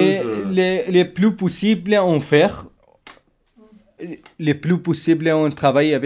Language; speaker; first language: French; non-native, learner; Kurdish